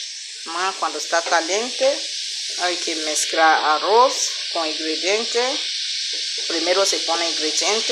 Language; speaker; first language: Spanish; non-native, learner; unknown